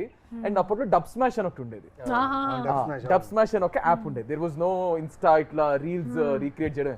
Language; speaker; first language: Telugu; native; Telugu